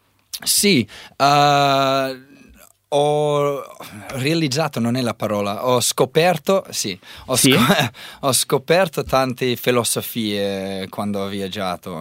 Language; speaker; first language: Italian; non-native, learner; English